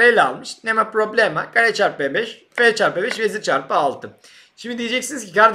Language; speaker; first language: Turkish; native; Turkish